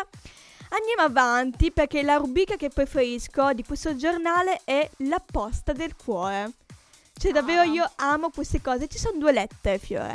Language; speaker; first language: Italian; native; Italian